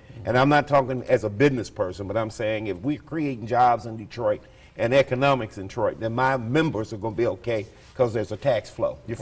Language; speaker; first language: English; native; English